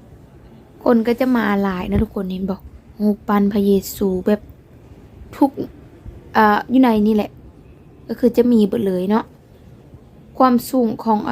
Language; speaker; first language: Thai; non-native, local second language; Lao